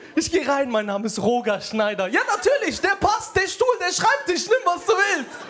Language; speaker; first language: German; native; German